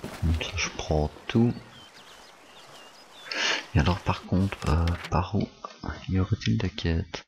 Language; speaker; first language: French; native; French